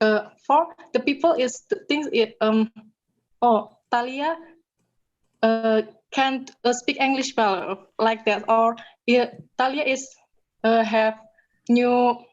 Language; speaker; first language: English; non-native, learner; Indonesian